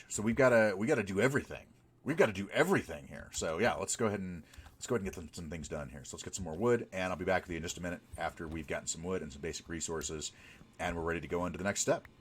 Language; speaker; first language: English; native; English